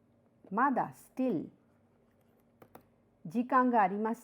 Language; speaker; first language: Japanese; non-native, fluent; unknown